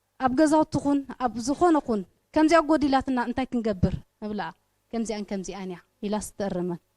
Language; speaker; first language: Tigrinya; native; Tigrinya